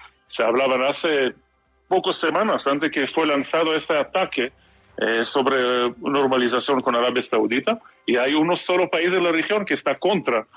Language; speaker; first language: Spanish; non-native, fluent; Hebrew